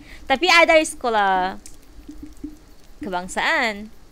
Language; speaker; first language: Malay; non-native, local second language; Cantonese